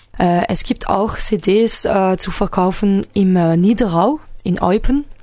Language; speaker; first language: German; non-native, local second language; French